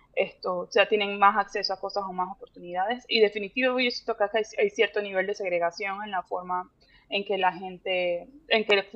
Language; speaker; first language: Spanish; native; Spanish